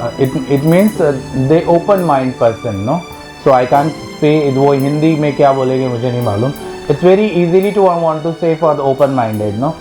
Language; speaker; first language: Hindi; non-native, local second language; Malayalam